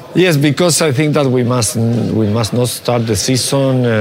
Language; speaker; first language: English; non-native, fluent; Spanish